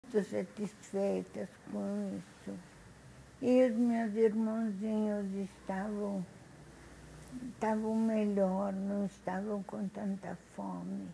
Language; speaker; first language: Portuguese; non-native, fluent; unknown